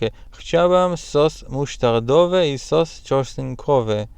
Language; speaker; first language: Polish; non-native, learner; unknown